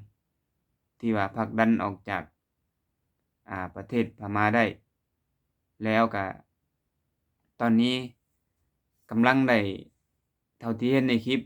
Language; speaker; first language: Thai; non-native, local second language; Lao